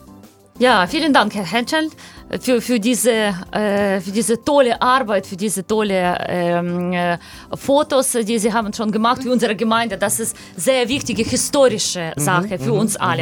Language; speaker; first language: German; non-native, learner; Ukrainian